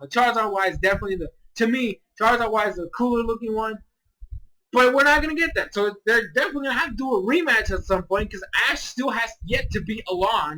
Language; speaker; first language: English; native; English